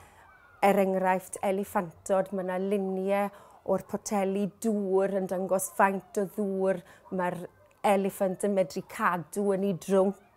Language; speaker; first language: Welsh; native; Welsh